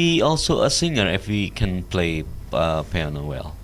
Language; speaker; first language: English; non-native, learner; Indonesian